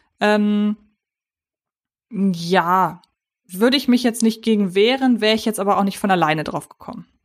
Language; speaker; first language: German; native; German